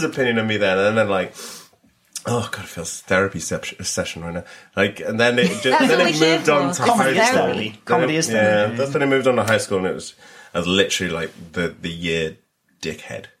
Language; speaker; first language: English; native; English